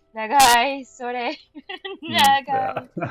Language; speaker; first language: Japanese; non-native, learner; English